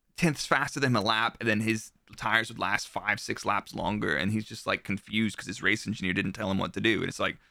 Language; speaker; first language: English; native; English